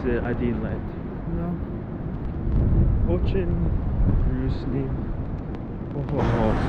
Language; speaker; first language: Russian; non-native, learner; English